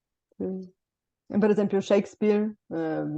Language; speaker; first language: Italian; non-native, fluent; Bulgarian